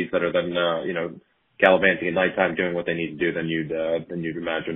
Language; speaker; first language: English; native; English